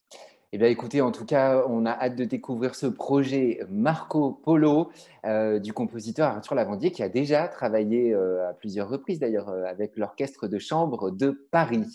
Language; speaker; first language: French; native; French